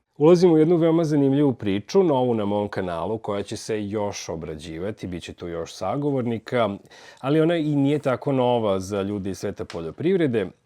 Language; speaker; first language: Serbian; native; Serbian